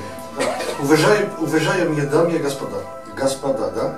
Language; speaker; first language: Russian; non-native, learner; Dutch